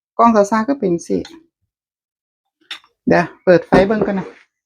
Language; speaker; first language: Thai; native; Thai